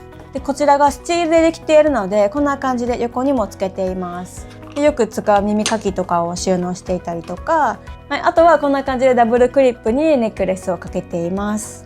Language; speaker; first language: Japanese; native; Japanese